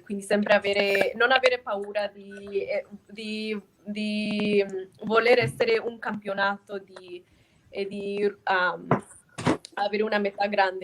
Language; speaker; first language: Italian; non-native, fluent; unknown